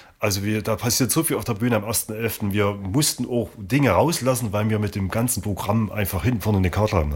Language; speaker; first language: German; native; German